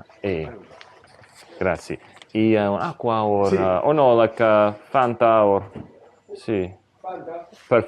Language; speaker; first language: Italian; non-native, learner; English